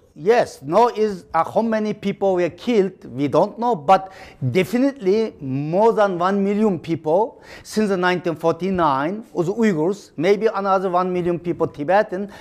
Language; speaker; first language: English; non-native, learner; Chinese